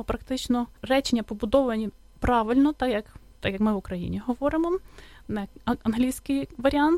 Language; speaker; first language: Ukrainian; native; Ukrainian